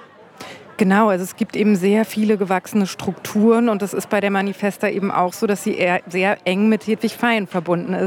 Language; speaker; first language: German; native; German